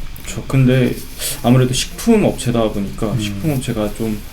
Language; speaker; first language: Korean; native; Korean